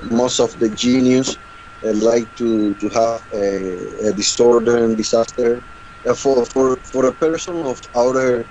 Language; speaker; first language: English; non-native, learner; Spanish